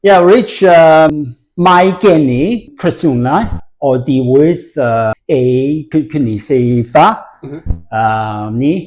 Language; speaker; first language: Welsh; non-native, learner; English